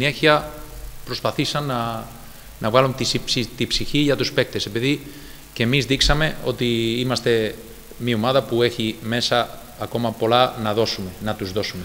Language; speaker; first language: Greek; non-native, fluent; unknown